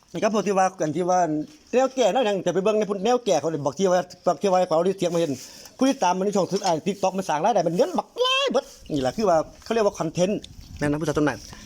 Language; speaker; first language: Thai; native; Thai